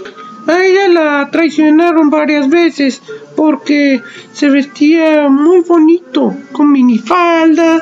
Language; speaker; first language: Spanish; native; Spanish